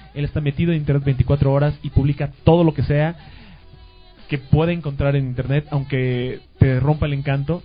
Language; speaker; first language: Spanish; native; Spanish